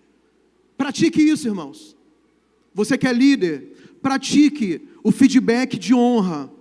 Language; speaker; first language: Portuguese; native; Portuguese